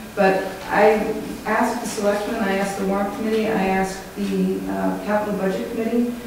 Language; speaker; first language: English; native; English